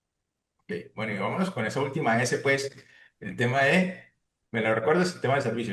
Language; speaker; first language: Spanish; native; Spanish